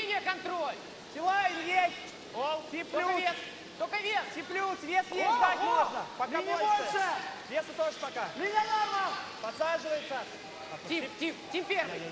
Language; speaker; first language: Russian; native; Russian